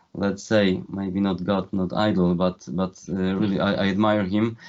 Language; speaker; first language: English; non-native, fluent; Polish